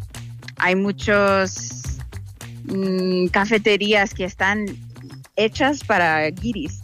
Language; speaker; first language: Spanish; non-native, fluent; English